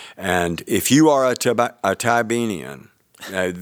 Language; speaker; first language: English; native; English